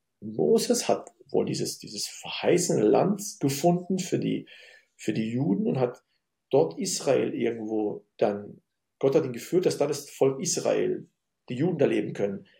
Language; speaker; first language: German; early bilingual, other home language; Arabic